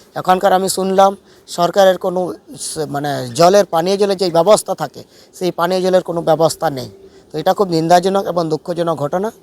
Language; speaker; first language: Bangla; non-native, local second language; Santali